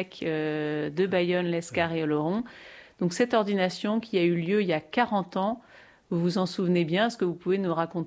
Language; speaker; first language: French; native; French